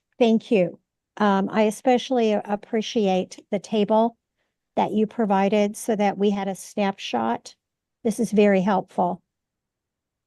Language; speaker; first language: English; native; English